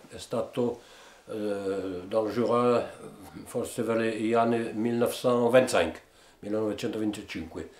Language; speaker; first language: Italian; early bilingual, heritage; Italian